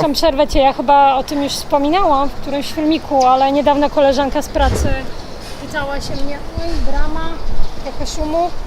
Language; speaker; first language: Polish; native; Polish